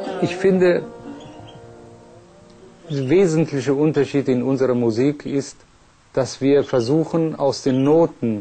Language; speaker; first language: German; non-native, fluent; Persian